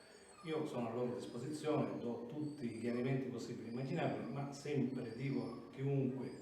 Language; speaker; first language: Italian; native; Italian